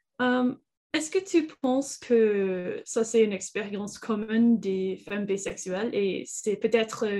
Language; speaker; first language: French; non-native, learner; English